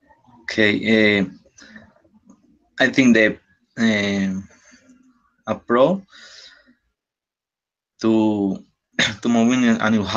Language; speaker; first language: English; non-native, learner; Spanish